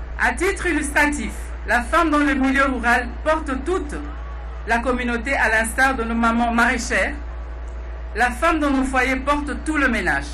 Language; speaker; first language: French; non-native, local second language; Lingala